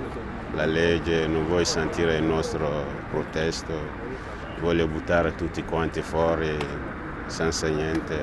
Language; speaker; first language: Italian; non-native, learner; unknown